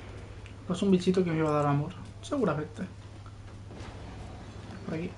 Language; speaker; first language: Spanish; native; Spanish